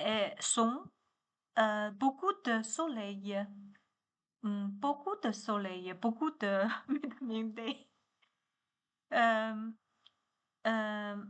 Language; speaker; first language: French; non-native, learner; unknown